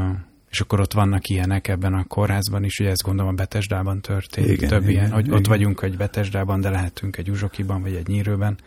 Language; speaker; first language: Hungarian; native; Hungarian